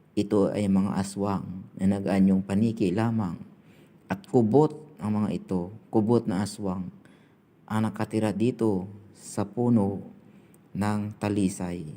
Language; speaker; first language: Filipino; non-native, local second language; Cebuano